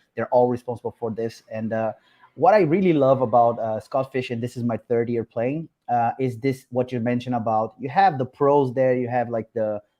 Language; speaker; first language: English; non-native, fluent; Portuguese